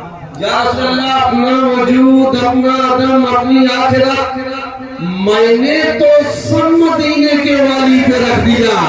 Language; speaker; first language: Hindi; native; Hindi